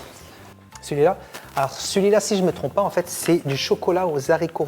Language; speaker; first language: French; native; French